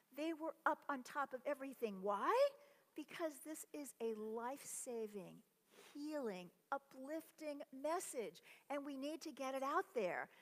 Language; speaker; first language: English; native; English